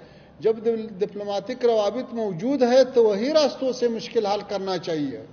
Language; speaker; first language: Hindi; non-native, learner; Pashto